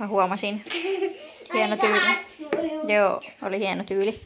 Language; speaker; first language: Finnish; native; Finnish